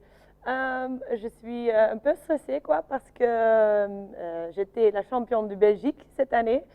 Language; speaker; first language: French; non-native, local second language; Dutch